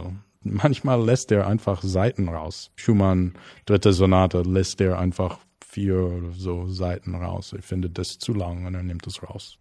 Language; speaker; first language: German; non-native, fluent; English